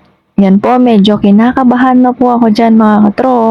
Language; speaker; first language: Filipino; native; Filipino